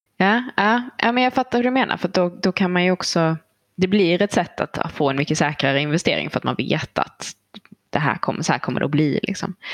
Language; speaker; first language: Swedish; native; Swedish